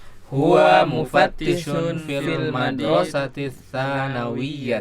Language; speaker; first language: Arabic; non-native, learner; Indonesian